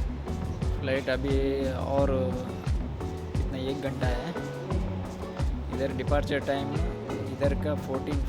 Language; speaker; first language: Hindi; non-native, local second language; Tulu